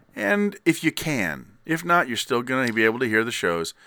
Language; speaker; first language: English; early bilingual, other home language; Italian